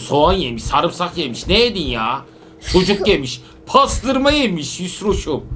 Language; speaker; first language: Turkish; native; Turkish